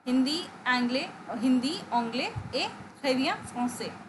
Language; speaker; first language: French; non-native, fluent; Hindi